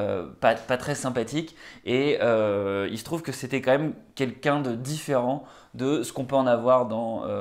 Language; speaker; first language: French; native; French